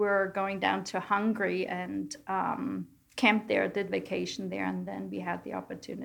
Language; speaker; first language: English; non-native, fluent; German